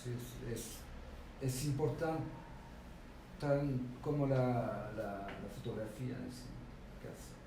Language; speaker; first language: Spanish; non-native, fluent; French